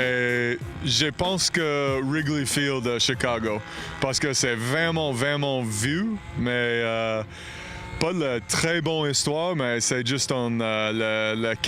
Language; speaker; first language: French; non-native, learner; English